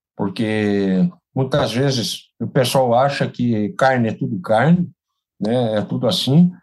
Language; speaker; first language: Portuguese; native; Portuguese